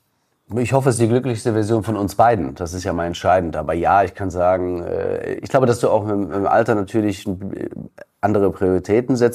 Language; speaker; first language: German; native; German